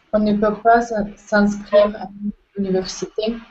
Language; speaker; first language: French; non-native, learner; Russian